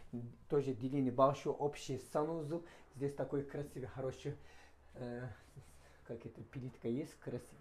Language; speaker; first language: Russian; non-native, fluent; Turkish